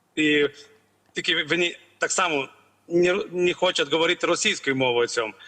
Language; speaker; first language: Ukrainian; non-native, learner; Lithuanian